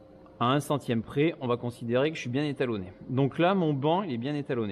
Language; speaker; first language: French; native; French